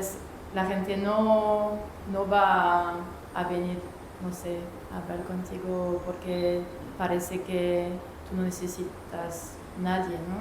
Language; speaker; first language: Spanish; non-native, learner; French